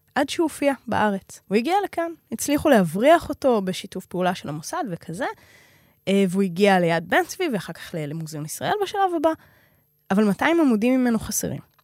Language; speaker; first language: Hebrew; native; Hebrew